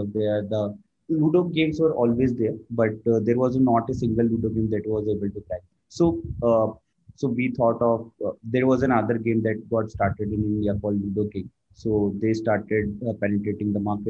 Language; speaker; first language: English; non-native, local second language; Hindi